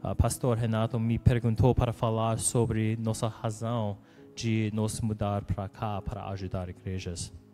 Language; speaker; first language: Portuguese; non-native, learner; English